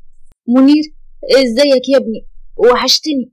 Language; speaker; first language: Arabic; native; Arabic